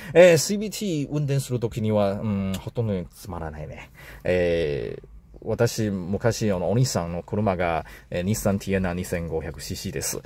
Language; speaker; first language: Japanese; non-native, learner; Chinese